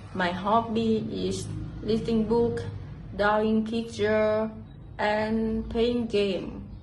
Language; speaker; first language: English; non-native, fluent; Thai